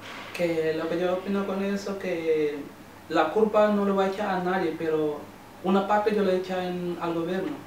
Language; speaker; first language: Spanish; non-native, learner; Wolof